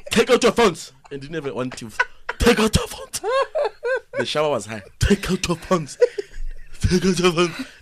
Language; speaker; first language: English; non-native, local second language; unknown